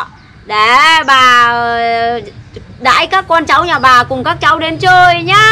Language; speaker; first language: Vietnamese; native; Vietnamese